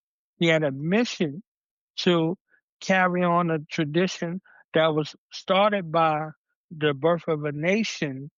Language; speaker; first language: English; native; English